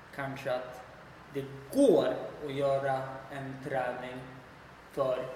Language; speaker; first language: Swedish; native; Swedish